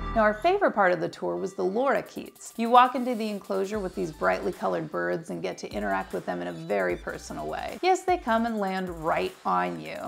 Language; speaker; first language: English; native; English